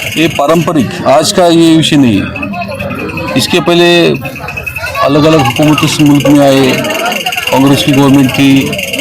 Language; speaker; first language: Hindi; non-native, local second language; Marathi